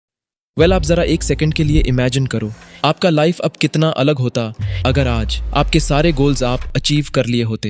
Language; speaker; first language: Hindi; native; Hindi